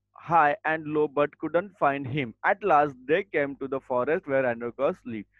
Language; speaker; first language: English; non-native, local second language; Marathi